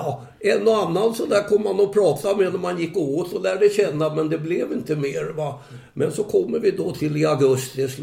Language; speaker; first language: Swedish; native; Swedish